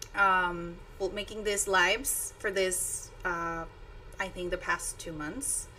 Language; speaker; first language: English; non-native, fluent; Spanish